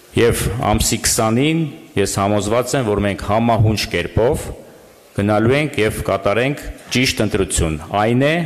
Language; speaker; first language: Armenian; native; Armenian